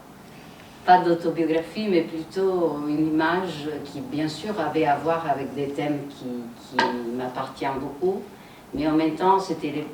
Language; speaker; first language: French; non-native, fluent; Italian